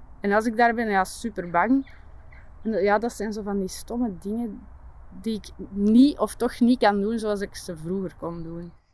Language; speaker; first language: Dutch; native; Dutch